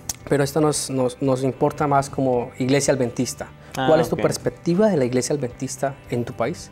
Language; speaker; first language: Spanish; native; Spanish